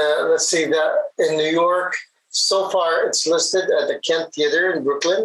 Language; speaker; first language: English; non-native, local second language; Hiligaynon